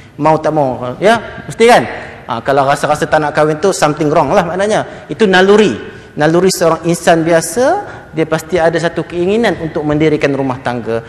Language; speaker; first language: Malay; native; Malay